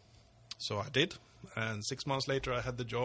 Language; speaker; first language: English; non-native, fluent; Swedish